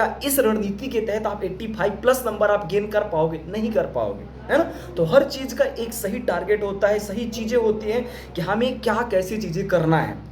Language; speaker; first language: Hindi; native; Hindi